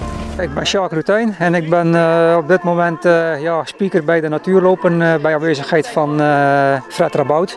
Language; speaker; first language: Dutch; native; Dutch